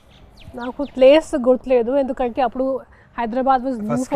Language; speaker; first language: Telugu; non-native, local second language; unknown